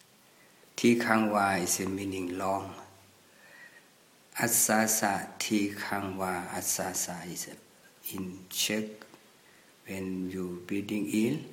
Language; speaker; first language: English; non-native, learner; Thai